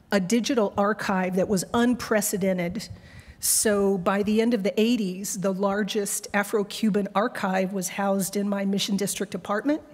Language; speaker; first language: English; native; English